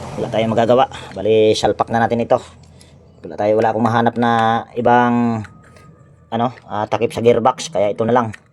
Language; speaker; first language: Filipino; non-native, local second language; Cebuano